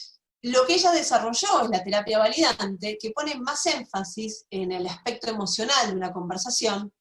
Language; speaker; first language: Spanish; native; Spanish